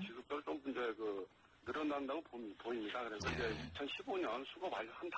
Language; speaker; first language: Korean; native; Korean